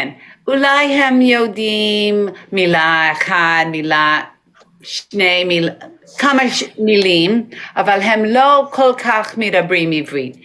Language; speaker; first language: Hebrew; non-native, learner; English